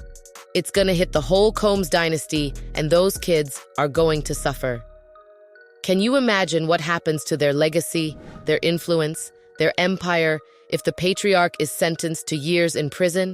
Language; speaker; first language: English; native; English